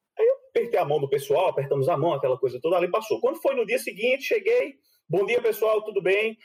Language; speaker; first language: Portuguese; native; Portuguese